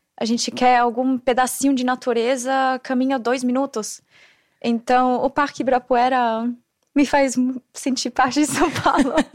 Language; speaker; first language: Portuguese; non-native, fluent; German